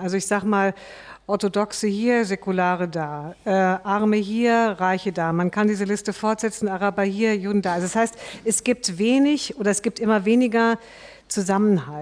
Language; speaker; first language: German; native; German